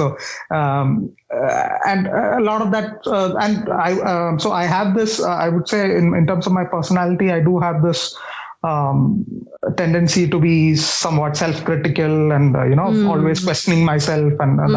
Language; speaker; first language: English; non-native, local second language; Malayalam